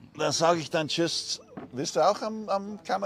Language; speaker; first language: German; non-native, learner; English